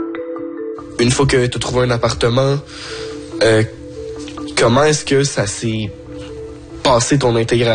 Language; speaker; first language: French; native; French